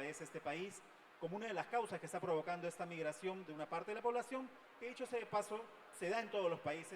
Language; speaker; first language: Spanish; native; Spanish